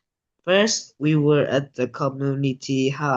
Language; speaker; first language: English; non-native, learner; Vietnamese